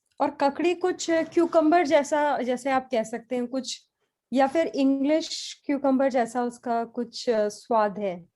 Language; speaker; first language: Hindi; native; Hindi